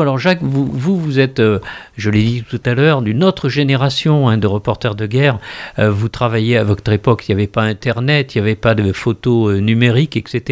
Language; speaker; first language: French; native; French